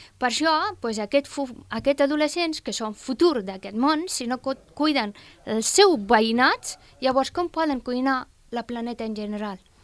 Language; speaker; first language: Catalan; non-native, fluent; Persian